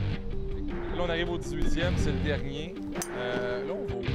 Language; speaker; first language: French; native; French